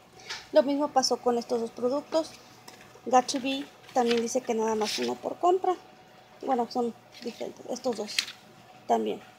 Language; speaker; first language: Spanish; native; Spanish